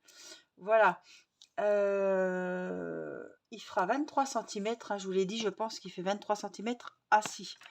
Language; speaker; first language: French; native; French